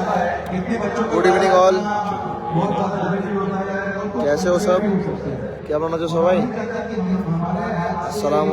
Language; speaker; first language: Hindi; non-native, local second language; Bangla